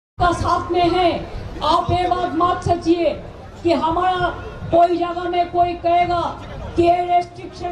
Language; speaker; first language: Hindi; non-native, local second language; Bangla